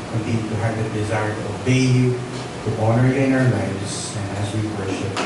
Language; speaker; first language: English; non-native, local second language; Filipino